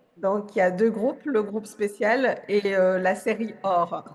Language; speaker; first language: French; non-native, fluent; Portuguese